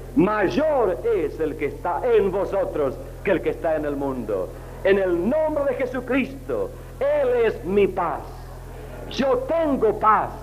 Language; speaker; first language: Spanish; native; Spanish